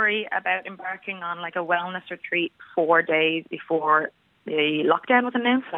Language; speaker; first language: English; native; English